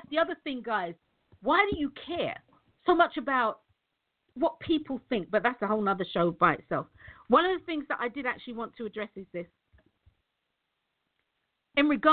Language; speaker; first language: English; native; English